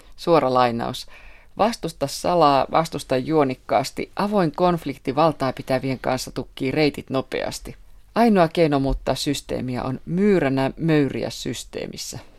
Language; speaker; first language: Finnish; native; Finnish